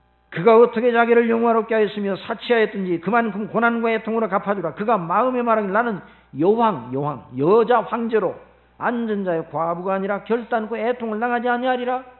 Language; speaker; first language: Korean; native; Korean